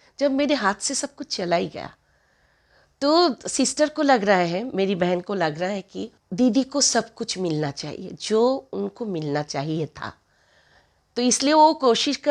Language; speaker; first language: Hindi; non-native, local second language; Bangla